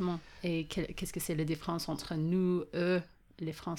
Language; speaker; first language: French; non-native, fluent; English